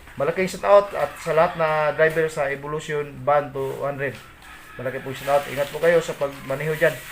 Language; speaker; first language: Filipino; non-native, local second language; Cebuano